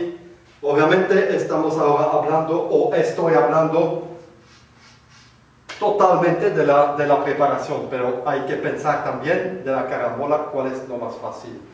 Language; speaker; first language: Spanish; non-native, fluent; French